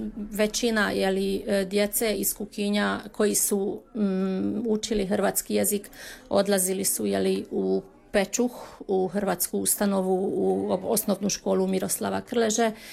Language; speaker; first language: Serbian; early bilingual, heritage; Croatian